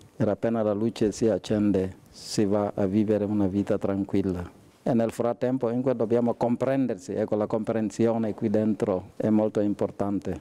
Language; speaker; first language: Italian; non-native, fluent; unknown